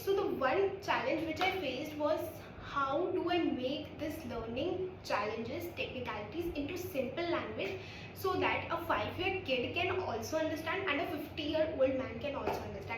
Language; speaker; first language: English; non-native, local second language; Hindi